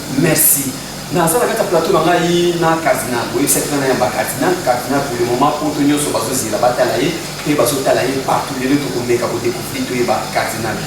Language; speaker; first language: Lingala; native; Lingala